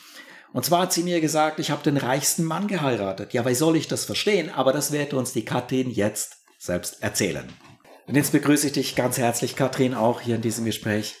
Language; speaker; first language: German; native; German